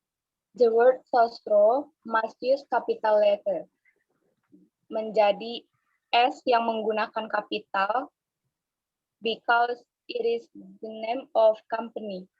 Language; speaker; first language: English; non-native, learner; Indonesian